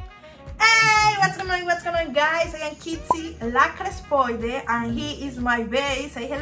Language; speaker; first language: English; non-native, learner; Spanish